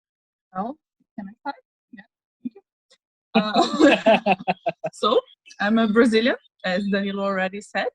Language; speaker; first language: English; non-native, fluent; Portuguese